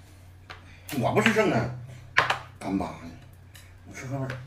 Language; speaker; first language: Chinese; native; Chinese